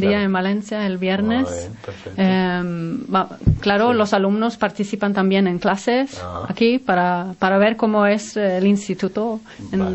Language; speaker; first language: Spanish; non-native, fluent; Swedish